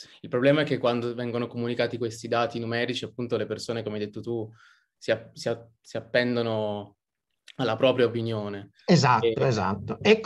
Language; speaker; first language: Italian; native; Italian